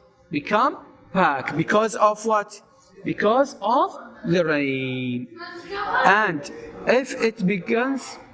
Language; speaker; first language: English; non-native, fluent; Arabic